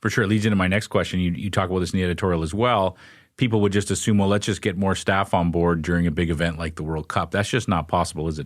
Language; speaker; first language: English; native; English